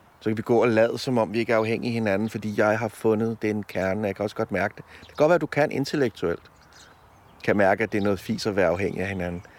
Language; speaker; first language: Danish; early bilingual, other home language; Polish